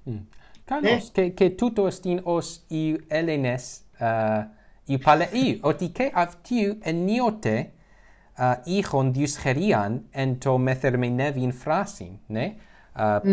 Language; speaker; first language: Greek; non-native, learner; English